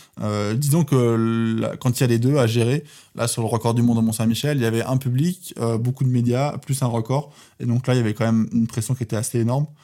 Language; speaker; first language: French; native; French